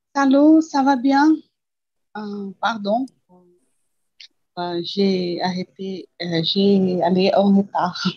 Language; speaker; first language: French; non-native, learner; Portuguese